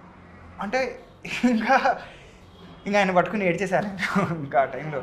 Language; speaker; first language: Telugu; native; Telugu